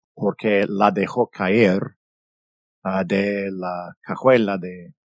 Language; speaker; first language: Spanish; non-native, fluent; English